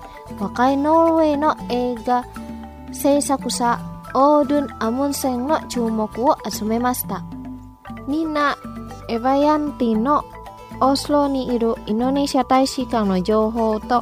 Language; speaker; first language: Japanese; non-native, fluent; Indonesian